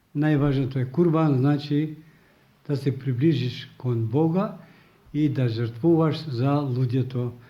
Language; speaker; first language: Macedonian; non-native, local second language; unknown